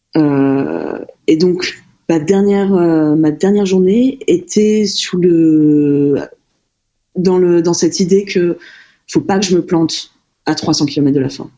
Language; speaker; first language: French; native; French